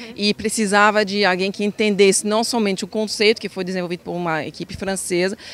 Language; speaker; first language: Portuguese; non-native, fluent; French